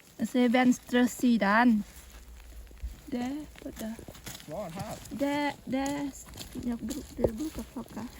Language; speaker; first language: Swedish; non-native, local second language; Thai